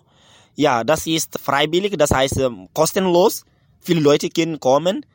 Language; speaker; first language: German; non-native, learner; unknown